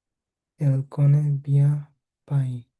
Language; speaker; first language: French; non-native, learner; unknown